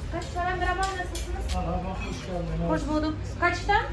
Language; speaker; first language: Turkish; non-native, learner; Russian